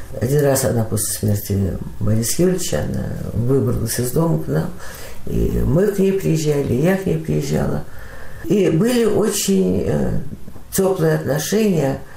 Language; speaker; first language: Russian; native; Russian